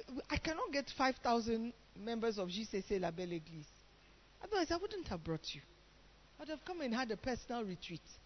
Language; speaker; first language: English; non-native, local second language; Akan